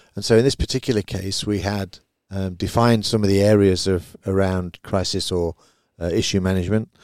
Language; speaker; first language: English; native; English